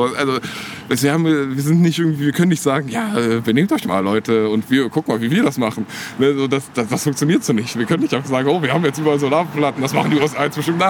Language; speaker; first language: German; native; German